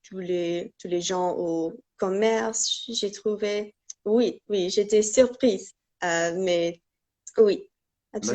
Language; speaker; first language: French; non-native, fluent; English